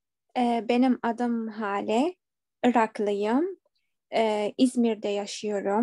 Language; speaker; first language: Turkish; non-native, learner; Arabic